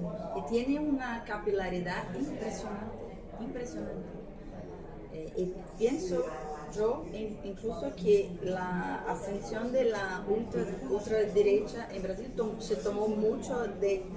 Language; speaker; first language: Spanish; non-native, fluent; Portuguese